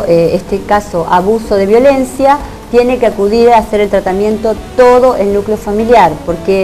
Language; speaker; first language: Spanish; native; Spanish